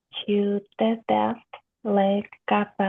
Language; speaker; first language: French; non-native, learner; Korean